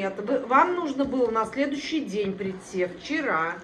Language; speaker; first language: Russian; native; Russian